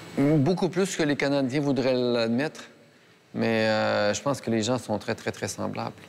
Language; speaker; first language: French; native; French